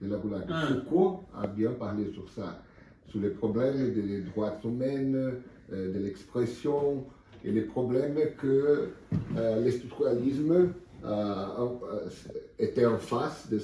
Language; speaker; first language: French; non-native, learner; Portuguese